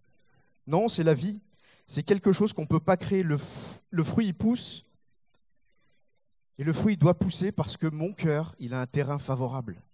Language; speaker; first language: French; native; French